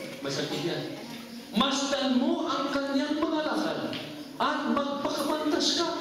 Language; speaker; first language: Filipino; non-native, local second language; Cebuano